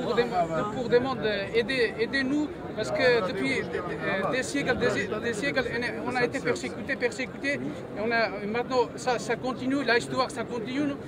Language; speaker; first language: French; non-native, learner; Kurdish